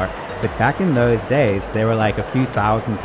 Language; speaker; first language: English; native; English